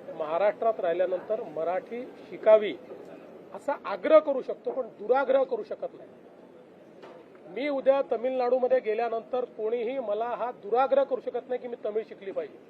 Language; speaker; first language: Marathi; native; Marathi